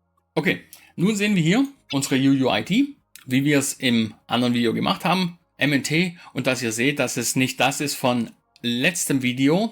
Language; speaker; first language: German; native; German